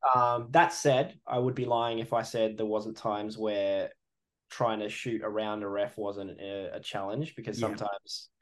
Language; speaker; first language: English; native; English